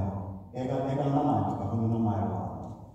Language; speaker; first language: Japanese; non-native, fluent; Finnish